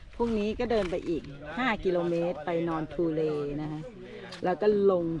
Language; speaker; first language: Thai; native; Thai